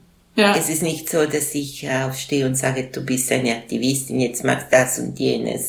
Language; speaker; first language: German; non-native, local second language; Italian